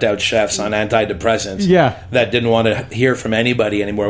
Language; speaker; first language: English; native; English